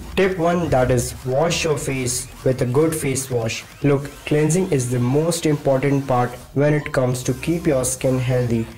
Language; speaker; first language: English; non-native, local second language; Hindi